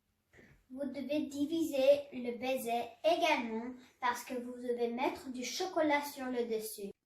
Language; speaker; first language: French; non-native, learner; English